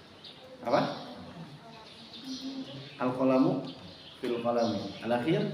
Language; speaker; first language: Arabic; non-native, fluent; Indonesian